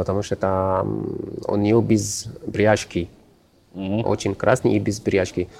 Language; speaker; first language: Russian; non-native, learner; Arabic